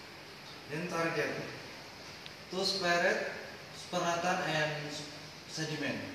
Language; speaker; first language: English; non-native, learner; Indonesian